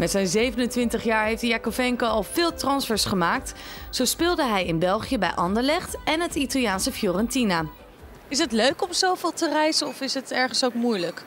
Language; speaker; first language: Dutch; native; Dutch